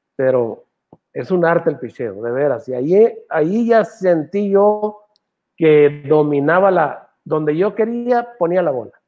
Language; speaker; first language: Spanish; native; Spanish